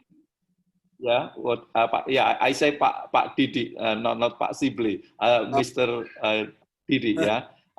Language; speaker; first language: English; non-native, learner; Indonesian